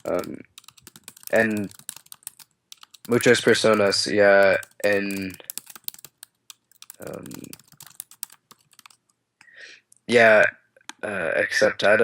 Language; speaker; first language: Spanish; non-native, learner; English